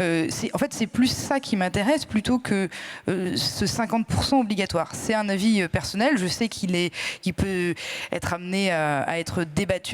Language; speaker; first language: French; native; French